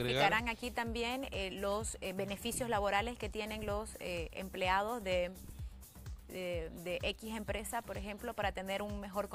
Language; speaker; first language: Spanish; native; Spanish